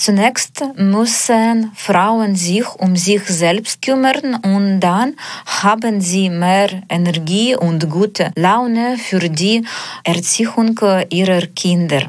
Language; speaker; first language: German; non-native, learner; Ukrainian